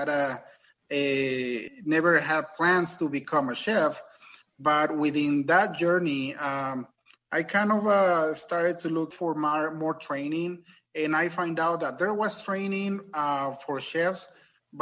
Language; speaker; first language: English; non-native, fluent; Spanish